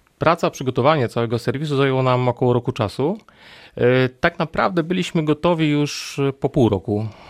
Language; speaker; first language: Polish; native; Polish